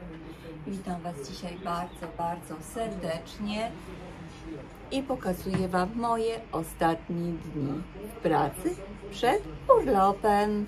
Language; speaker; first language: Polish; native; Polish